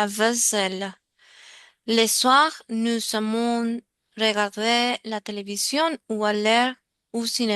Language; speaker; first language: French; non-native, learner; Spanish